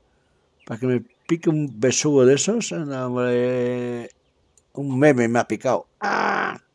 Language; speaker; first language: Spanish; native; Spanish